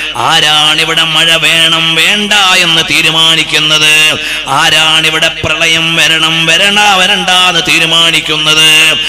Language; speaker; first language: Malayalam; native; Malayalam